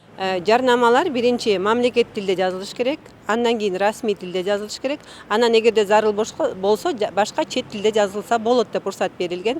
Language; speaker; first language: Kyrgyz; native; Kyrgyz